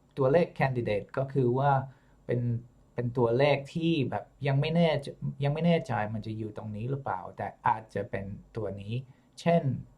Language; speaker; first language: Thai; non-native, fluent; English